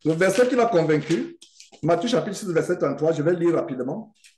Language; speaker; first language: French; native; French